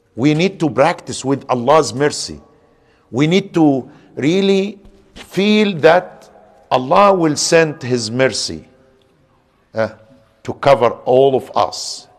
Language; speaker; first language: English; non-native, fluent; Arabic